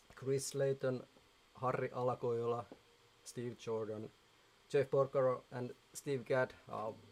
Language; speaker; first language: English; non-native, fluent; Finnish